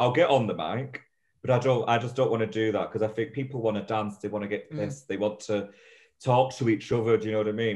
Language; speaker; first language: English; native; English